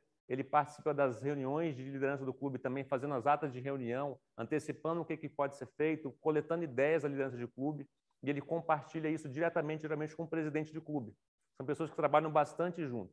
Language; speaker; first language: Portuguese; native; Portuguese